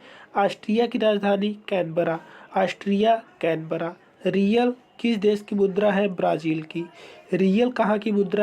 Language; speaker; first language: Hindi; native; Hindi